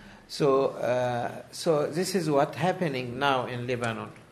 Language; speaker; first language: English; non-native, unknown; Arabic